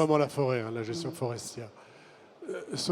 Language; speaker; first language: French; native; French